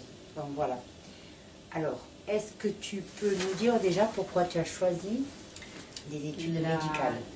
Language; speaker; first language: French; native; French